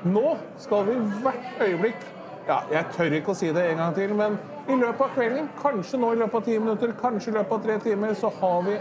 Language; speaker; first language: Norwegian; native; Norwegian